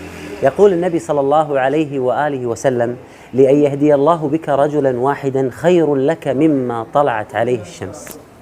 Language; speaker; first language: Arabic; native; Arabic